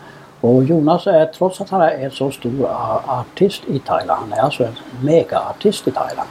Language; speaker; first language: Swedish; native; Swedish